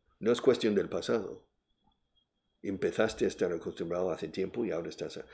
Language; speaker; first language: Spanish; non-native, fluent; English